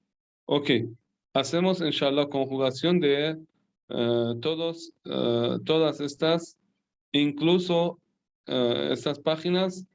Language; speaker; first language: Spanish; non-native, fluent; Persian